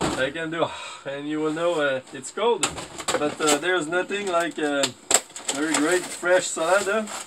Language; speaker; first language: English; non-native, fluent; French